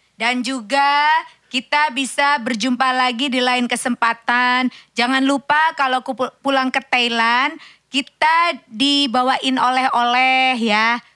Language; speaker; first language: Indonesian; native; Indonesian